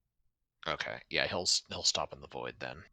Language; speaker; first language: English; native; English